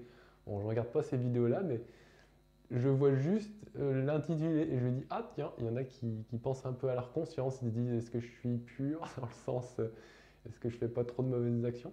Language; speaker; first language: French; native; French